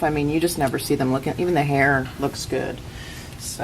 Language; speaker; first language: English; native; English